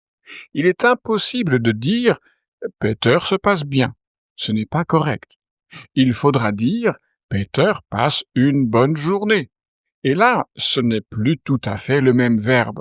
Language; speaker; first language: French; native; French